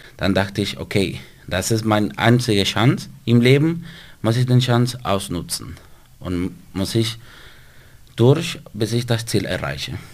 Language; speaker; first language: German; non-native, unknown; Spanish